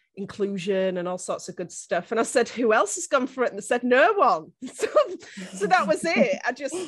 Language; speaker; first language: English; native; English